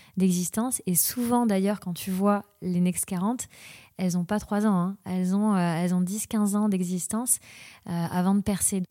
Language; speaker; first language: French; native; French